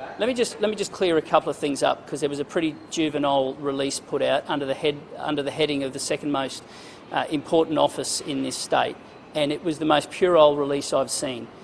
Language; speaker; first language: English; native; English